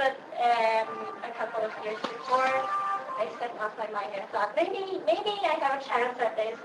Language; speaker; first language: English; non-native, fluent; Swedish